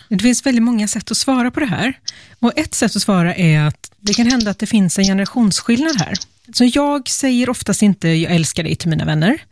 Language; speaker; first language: Swedish; native; Swedish